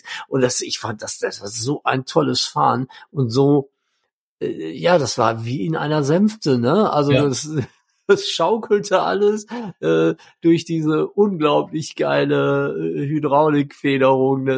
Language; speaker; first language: German; native; German